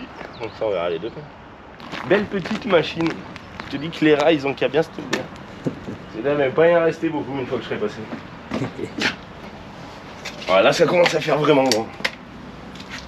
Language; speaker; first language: French; native; French